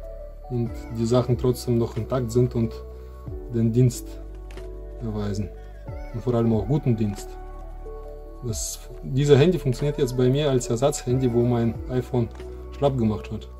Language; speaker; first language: German; non-native, fluent; Russian